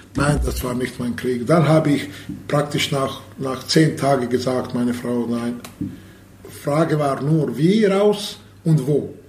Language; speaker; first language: German; non-native, learner; Bosnian